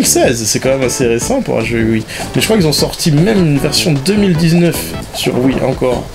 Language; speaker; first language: French; native; French